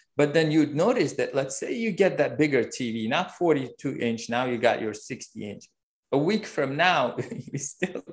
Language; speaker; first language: English; non-native, fluent; Uzbek